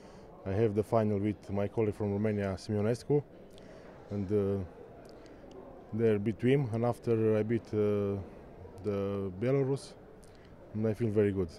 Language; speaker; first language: English; non-native, learner; Romanian